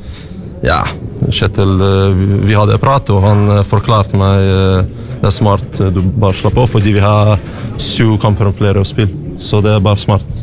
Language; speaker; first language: Norwegian; non-native, learner; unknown